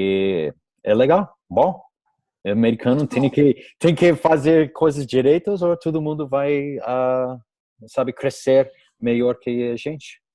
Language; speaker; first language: Portuguese; non-native, learner; English